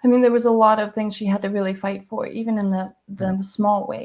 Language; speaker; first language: English; native; English